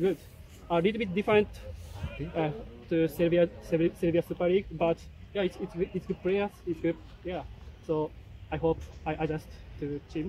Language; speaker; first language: English; non-native, learner; Japanese